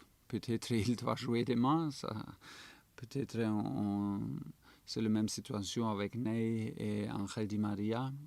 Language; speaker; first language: French; non-native, fluent; German